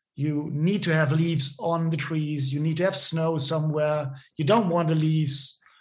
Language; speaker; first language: English; non-native, fluent; German